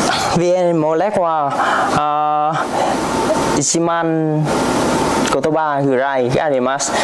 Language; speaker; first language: Japanese; non-native, learner; Vietnamese